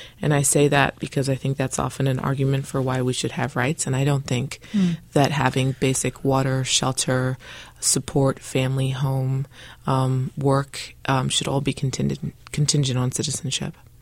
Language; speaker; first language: English; early bilingual, other home language; Spanish